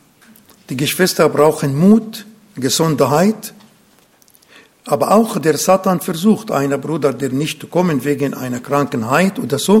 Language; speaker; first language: German; non-native, fluent; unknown